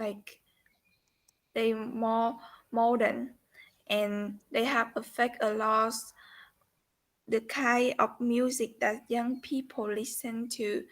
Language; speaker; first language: English; non-native, learner; Vietnamese